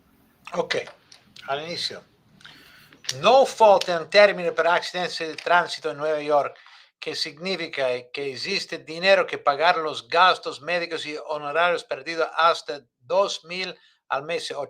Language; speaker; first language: Spanish; non-native, fluent; Italian